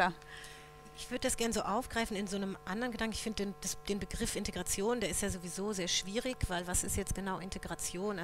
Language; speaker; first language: German; native; German